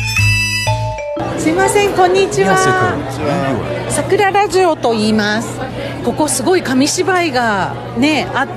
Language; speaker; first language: Japanese; native; Japanese